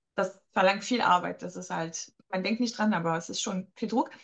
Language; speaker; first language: German; non-native, fluent; French